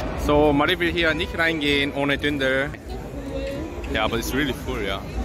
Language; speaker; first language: German; non-native, learner; Korean